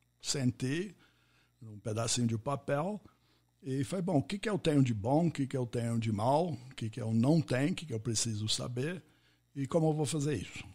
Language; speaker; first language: Portuguese; non-native, fluent; English